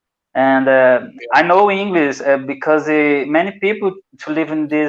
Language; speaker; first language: English; non-native, learner; Portuguese